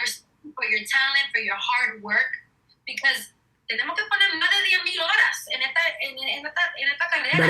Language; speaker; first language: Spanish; early bilingual, heritage; Spanish